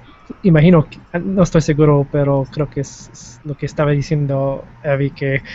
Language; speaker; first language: Spanish; non-native, learner; English